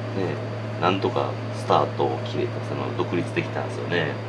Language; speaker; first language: Japanese; native; Japanese